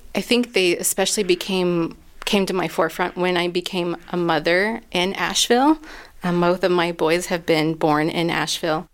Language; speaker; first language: English; native; English